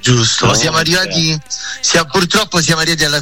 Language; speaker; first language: Italian; native; Italian